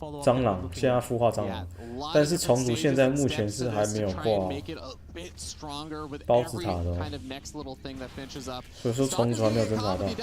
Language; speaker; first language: Chinese; native; Chinese